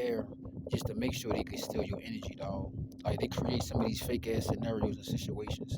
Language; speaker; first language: English; native; English